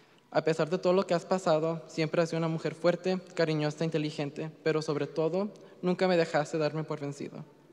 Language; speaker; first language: Spanish; early bilingual, heritage; Spanish